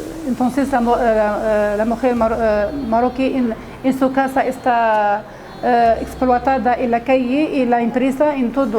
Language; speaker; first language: Spanish; non-native, fluent; Arabic